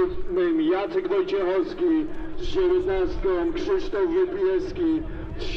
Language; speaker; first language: Polish; native; Polish